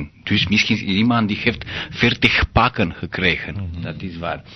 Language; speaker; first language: Dutch; non-native, learner; Romanian